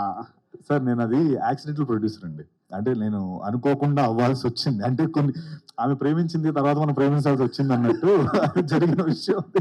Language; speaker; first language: Telugu; native; Telugu